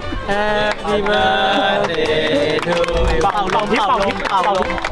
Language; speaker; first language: Thai; native; Thai